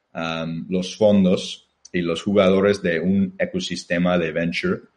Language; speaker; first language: Spanish; non-native, fluent; English